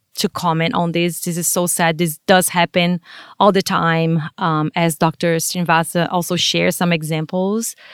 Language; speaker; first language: English; non-native, fluent; Portuguese